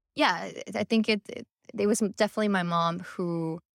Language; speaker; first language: English; early bilingual, other home language; Spanish